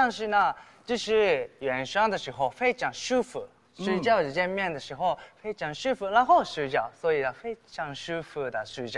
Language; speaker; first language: Chinese; non-native, learner; Japanese